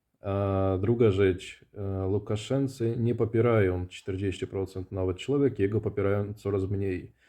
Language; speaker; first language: Polish; non-native, fluent; Russian